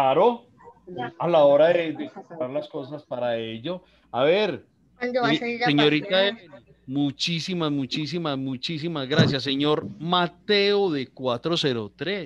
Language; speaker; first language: Spanish; native; Spanish